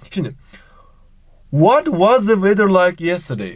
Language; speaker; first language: English; non-native, fluent; Turkish